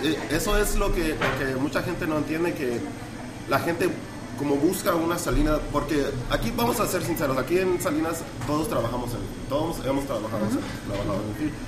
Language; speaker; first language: Spanish; early bilingual, heritage; Spanish